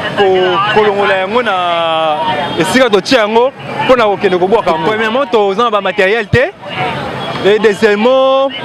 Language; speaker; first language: Lingala; native; Lingala